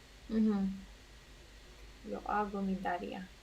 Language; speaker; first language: Spanish; non-native, learner; Russian